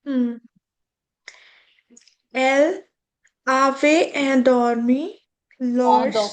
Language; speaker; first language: French; non-native, learner; Hindi